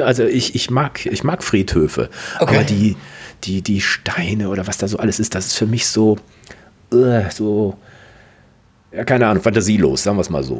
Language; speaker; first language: German; native; German